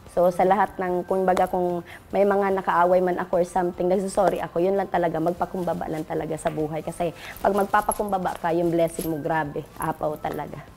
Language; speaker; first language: Filipino; non-native, local second language; Cebuano